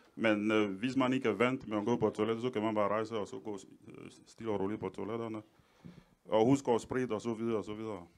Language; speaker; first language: Danish; non-native, fluent; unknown